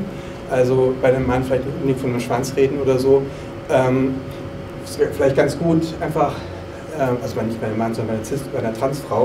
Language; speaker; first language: German; native; German